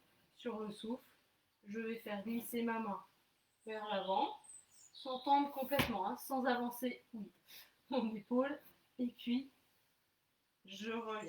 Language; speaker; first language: French; native; French